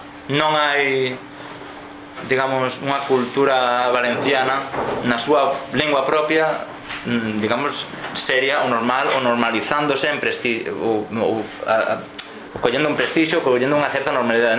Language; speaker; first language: Galician; non-native, fluent; Catalan